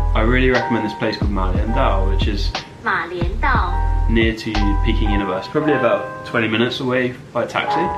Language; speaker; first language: English; native; English